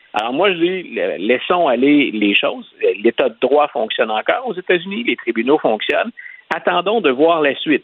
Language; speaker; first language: French; native; French